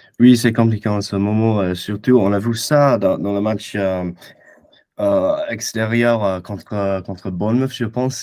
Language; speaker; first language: French; non-native, fluent; English